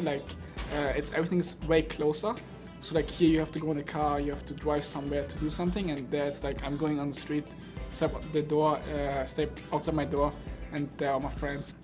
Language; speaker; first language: English; non-native, fluent; German